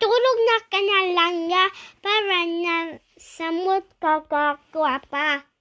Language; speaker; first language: Cebuano; early bilingual, heritage; English